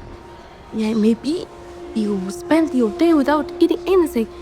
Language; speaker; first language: English; non-native, learner; Arabic